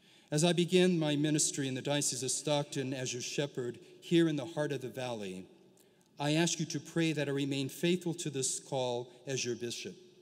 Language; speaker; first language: English; early bilingual, other home language; Portuguese